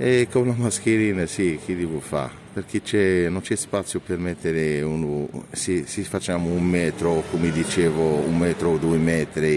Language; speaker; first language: Italian; non-native, learner; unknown